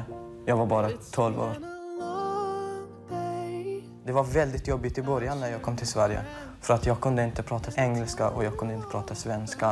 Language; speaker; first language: Swedish; non-native, fluent; Persian